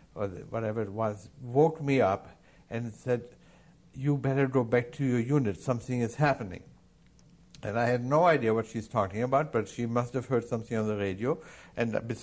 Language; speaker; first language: English; non-native, fluent; German